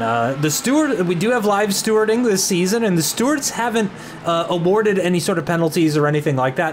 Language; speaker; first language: English; native; English